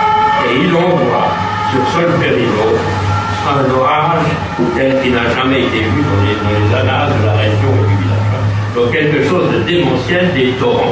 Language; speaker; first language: French; native; French